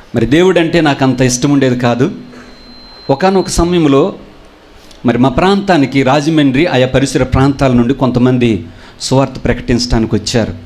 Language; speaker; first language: Telugu; non-native, local second language; Koya